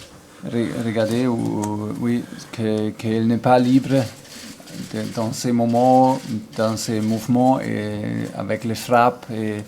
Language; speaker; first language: French; non-native, learner; German